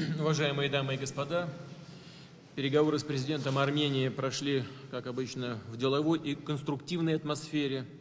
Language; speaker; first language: Russian; native; Russian